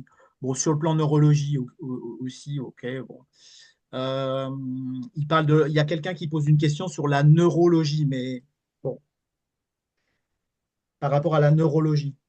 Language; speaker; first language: French; native; French